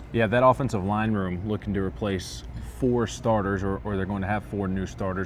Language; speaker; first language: English; native; English